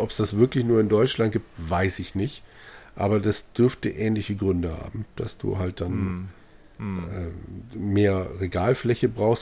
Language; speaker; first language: German; native; German